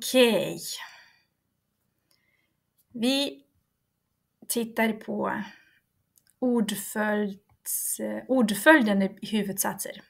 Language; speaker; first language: Swedish; non-native, fluent; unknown